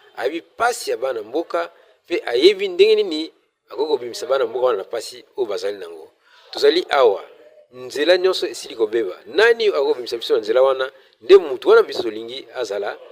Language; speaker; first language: Lingala; native; Lingala